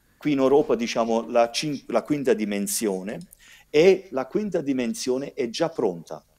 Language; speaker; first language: Italian; early bilingual, heritage; Italian